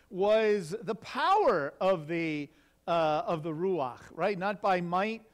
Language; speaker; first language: English; native; English